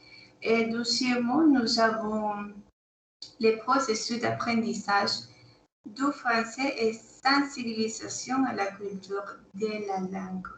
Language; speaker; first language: French; non-native, learner; Spanish